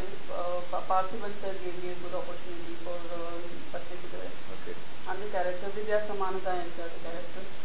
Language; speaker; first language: Tamil; non-native, learner; Gujarati